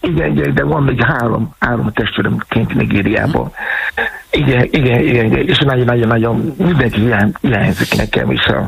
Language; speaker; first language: Hungarian; non-native, fluent; Yoruba